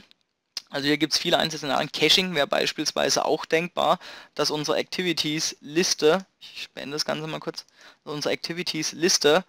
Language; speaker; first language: German; native; German